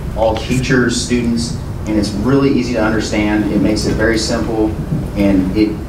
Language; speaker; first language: English; native; English